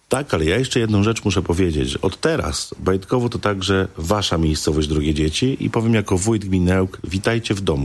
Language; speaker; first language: Polish; native; Polish